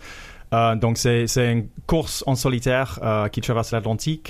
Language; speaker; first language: French; non-native, fluent; English